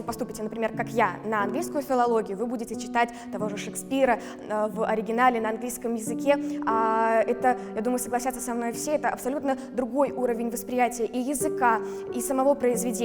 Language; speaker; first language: Russian; native; Russian